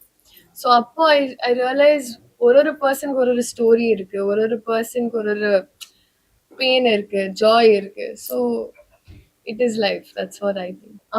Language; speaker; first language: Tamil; non-native, learner; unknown